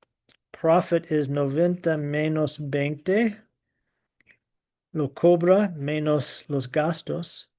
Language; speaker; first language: Spanish; non-native, fluent; English